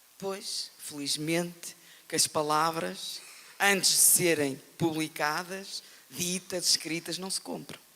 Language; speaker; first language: Portuguese; native; Portuguese